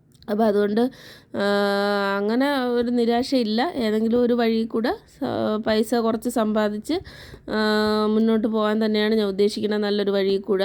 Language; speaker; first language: Malayalam; native; Malayalam